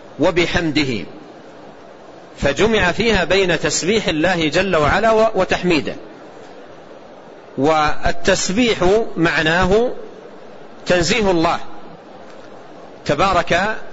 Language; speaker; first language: Arabic; native; Arabic